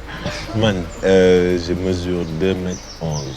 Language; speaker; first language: French; non-native, local second language; Wolof